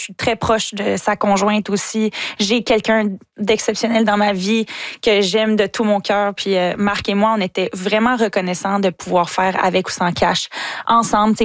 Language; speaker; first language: French; native; French